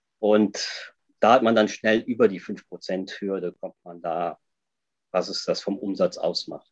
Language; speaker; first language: German; native; German